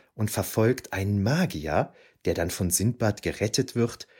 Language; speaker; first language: German; native; German